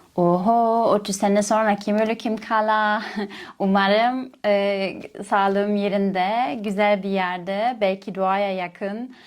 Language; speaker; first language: Turkish; non-native, fluent; German